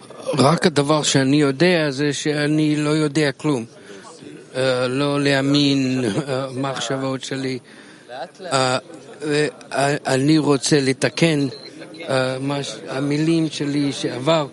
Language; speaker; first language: Hebrew; non-native, learner; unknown